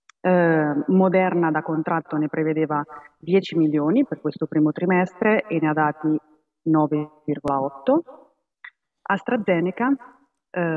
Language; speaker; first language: Italian; native; Italian